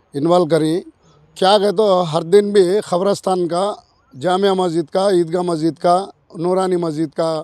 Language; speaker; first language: Hindi; non-native, local second language; Urdu